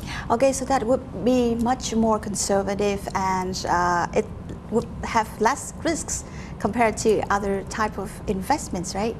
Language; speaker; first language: English; non-native, fluent; Vietnamese